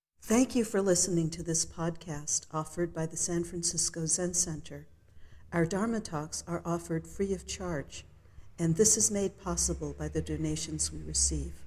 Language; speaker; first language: English; native; English